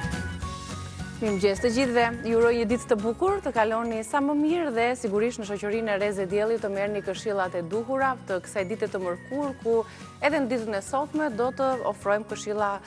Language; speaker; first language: Albanian; native; Albanian